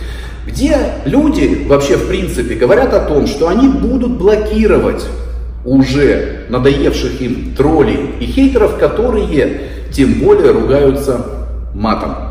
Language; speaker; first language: Russian; native; Russian